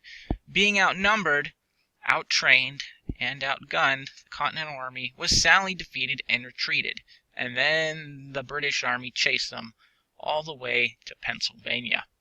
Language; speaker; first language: English; native; English